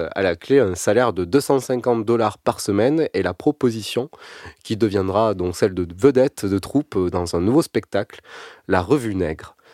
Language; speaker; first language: French; native; French